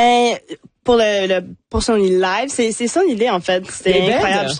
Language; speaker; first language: French; non-native, local second language; English